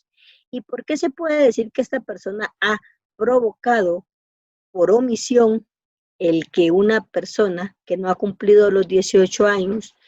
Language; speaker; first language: Spanish; native; Spanish